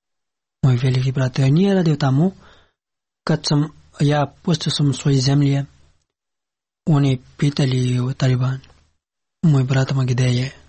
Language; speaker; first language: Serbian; non-native, learner; Pashto